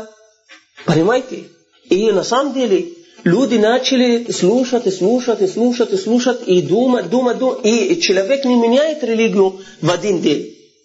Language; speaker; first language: Russian; non-native, fluent; Arabic